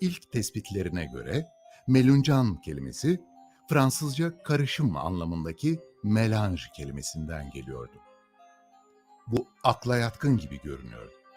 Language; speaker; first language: Turkish; native; Turkish